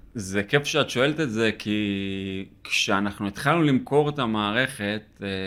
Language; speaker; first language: Hebrew; native; Hebrew